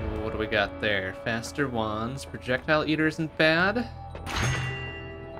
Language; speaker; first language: English; native; English